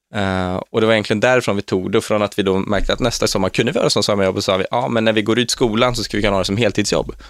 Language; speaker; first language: Swedish; native; Swedish